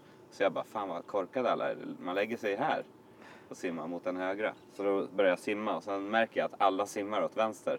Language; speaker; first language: Swedish; native; Swedish